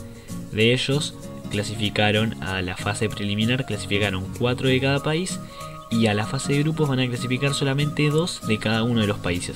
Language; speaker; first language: Spanish; native; Spanish